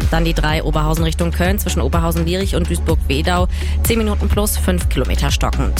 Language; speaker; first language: German; native; German